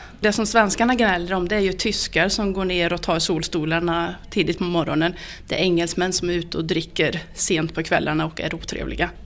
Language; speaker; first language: Swedish; native; Swedish